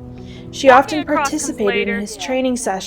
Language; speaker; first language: English; native; English